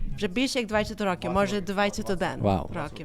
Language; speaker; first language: Ukrainian; early bilingual, heritage; Ukrainian